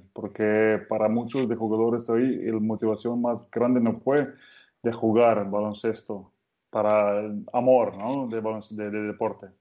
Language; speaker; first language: Spanish; non-native, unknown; Slovenian